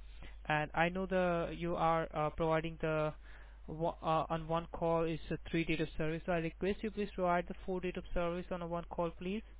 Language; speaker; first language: English; non-native, local second language; Gujarati